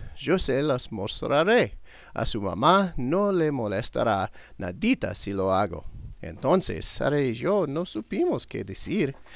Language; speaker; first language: Spanish; non-native, learner; English